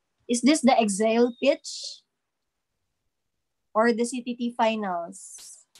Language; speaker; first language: English; non-native, local second language; Cebuano